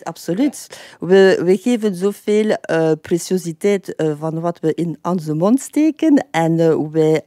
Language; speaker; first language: Dutch; non-native, fluent; French